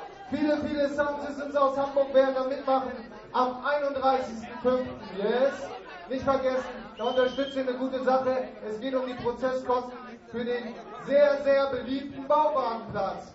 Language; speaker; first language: German; native; German